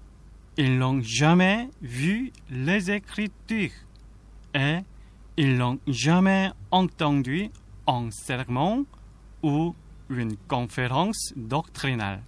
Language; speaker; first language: French; non-native, fluent; Korean